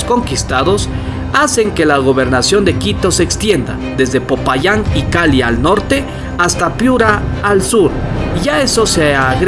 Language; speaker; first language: Spanish; native; Spanish